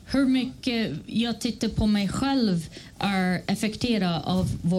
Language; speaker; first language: Swedish; non-native, fluent; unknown